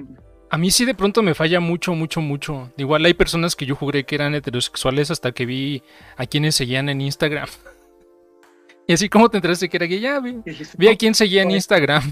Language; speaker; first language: Spanish; native; Spanish